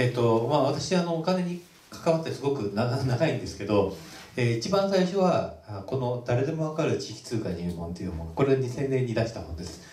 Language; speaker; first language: Japanese; native; Japanese